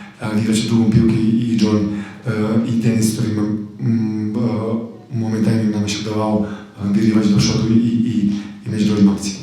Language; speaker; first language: Polish; non-native, fluent; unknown